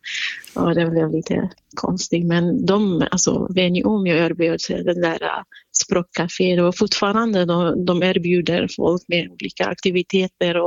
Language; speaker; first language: Swedish; non-native, fluent; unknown